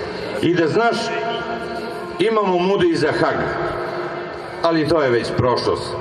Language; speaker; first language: Bosnian; native; Bosnian